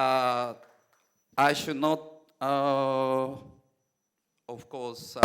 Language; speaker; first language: English; non-native, fluent; Japanese